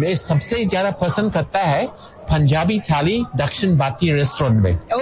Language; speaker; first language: Hindi; non-native, fluent; English